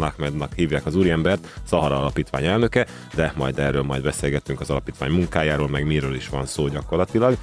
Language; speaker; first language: Hungarian; native; Hungarian